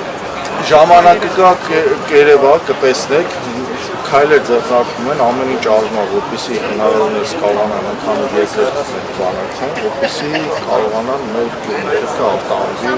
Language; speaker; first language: Armenian; native; Armenian